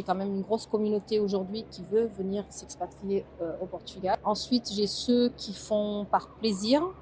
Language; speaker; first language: French; early bilingual, other home language; Portuguese